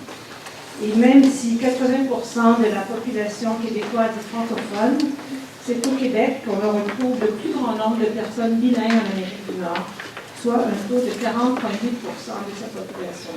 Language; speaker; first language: French; native; French